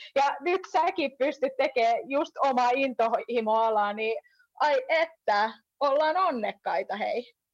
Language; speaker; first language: Finnish; native; Finnish